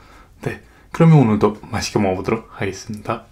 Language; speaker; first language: Korean; non-native, fluent; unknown